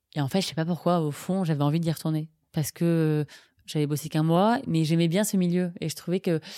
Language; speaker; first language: French; native; French